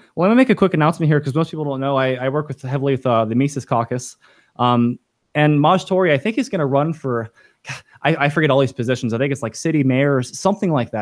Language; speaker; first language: English; native; English